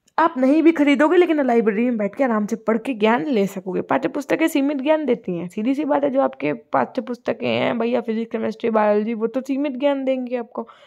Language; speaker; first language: Hindi; native; Hindi